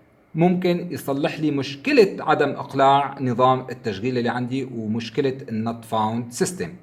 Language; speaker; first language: Arabic; native; Arabic